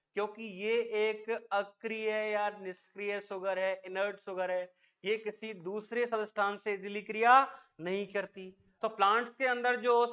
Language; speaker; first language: Hindi; native; Hindi